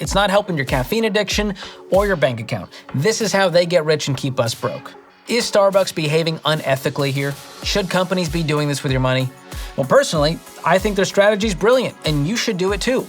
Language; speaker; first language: English; native; English